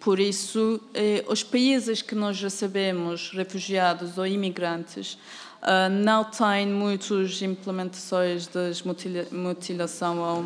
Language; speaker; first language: Portuguese; non-native, fluent; Turkish